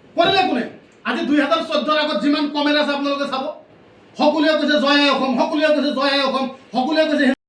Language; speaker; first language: Assamese; non-native, local second language; Bangla